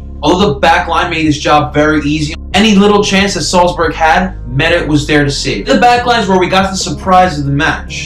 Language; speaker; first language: English; native; English